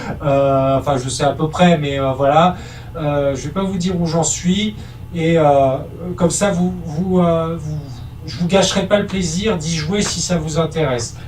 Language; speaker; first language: French; native; French